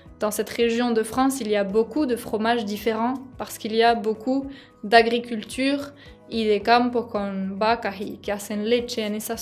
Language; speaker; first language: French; non-native, fluent; Spanish